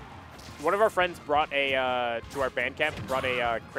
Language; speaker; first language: English; native; English